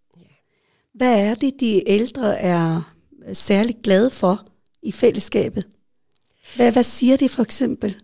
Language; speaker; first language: Danish; early bilingual, other home language; Vietnamese